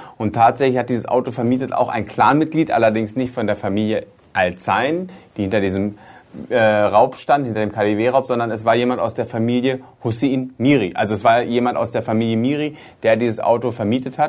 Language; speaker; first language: German; native; German